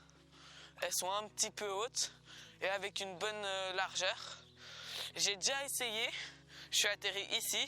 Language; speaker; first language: French; native; French